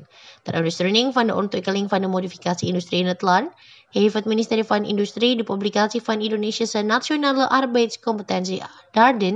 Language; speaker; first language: Dutch; non-native, fluent; Indonesian